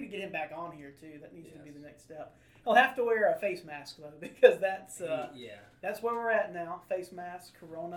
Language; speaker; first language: English; native; English